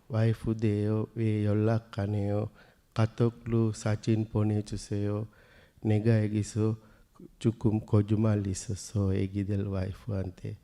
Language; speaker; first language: Korean; non-native, learner; Sinhala